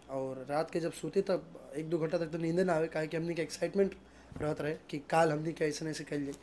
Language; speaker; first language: Hindi; native; Hindi